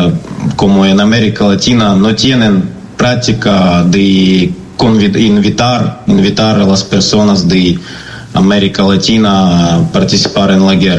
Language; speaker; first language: Spanish; non-native, learner; Ukrainian